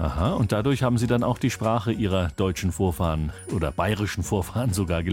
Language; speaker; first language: German; native; German